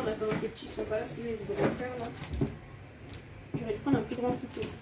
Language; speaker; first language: French; native; French